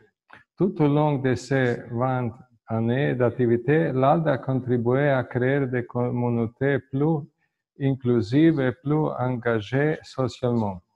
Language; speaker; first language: French; non-native, fluent; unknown